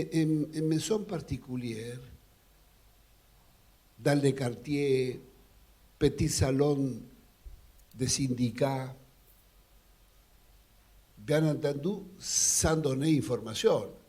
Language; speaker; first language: French; non-native, fluent; Spanish